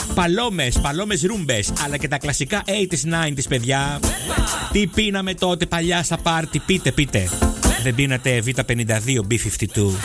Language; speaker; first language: Greek; native; Greek